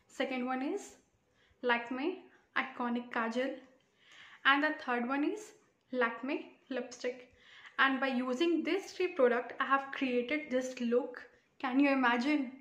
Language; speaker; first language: Hindi; native; Hindi